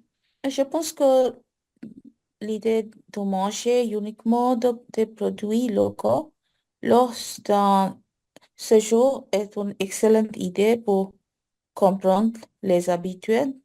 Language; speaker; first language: French; non-native, learner; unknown